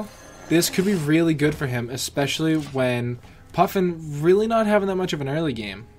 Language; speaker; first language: English; native; English